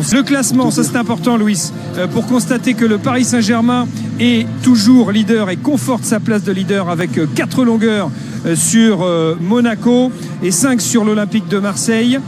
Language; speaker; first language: French; native; French